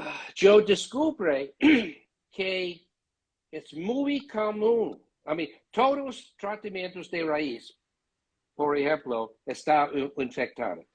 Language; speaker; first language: Spanish; non-native, learner; English